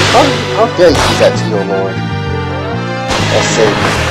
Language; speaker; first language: English; native; English